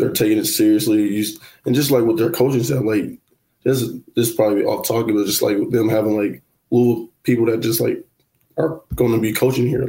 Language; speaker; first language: English; native; English